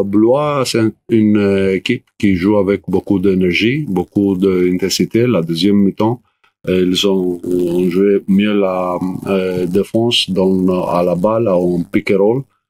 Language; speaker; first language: French; non-native, learner; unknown